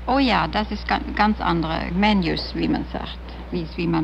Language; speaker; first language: German; early bilingual, heritage; German